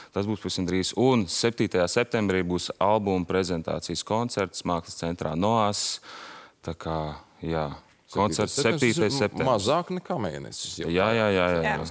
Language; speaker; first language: Latvian; native; Latvian